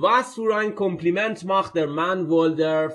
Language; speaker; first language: German; non-native, fluent; Persian